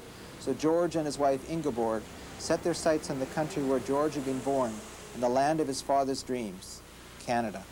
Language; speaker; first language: English; native; English